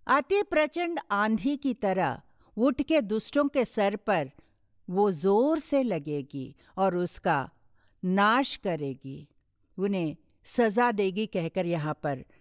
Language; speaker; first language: Hindi; non-native, local second language; Tamil